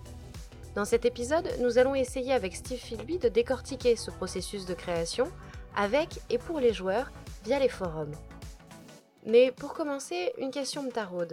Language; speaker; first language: French; native; French